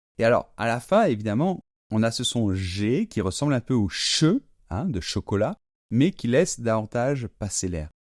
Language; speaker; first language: French; native; French